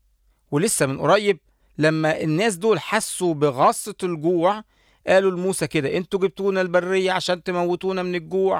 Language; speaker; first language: Arabic; native; Arabic